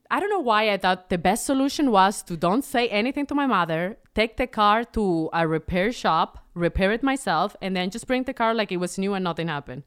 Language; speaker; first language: English; non-native, fluent; Spanish